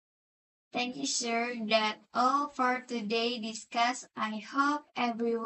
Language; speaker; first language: English; non-native, learner; Indonesian